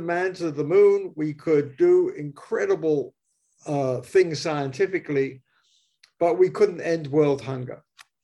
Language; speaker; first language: English; native; English